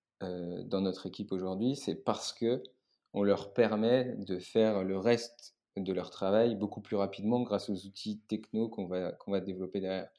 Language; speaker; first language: French; native; French